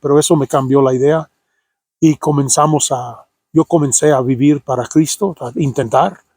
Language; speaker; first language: Spanish; non-native, fluent; English